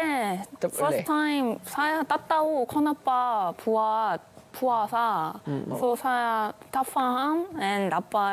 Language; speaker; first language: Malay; non-native, learner; Korean